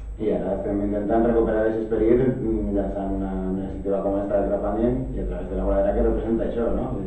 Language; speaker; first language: Catalan; non-native, local second language; Spanish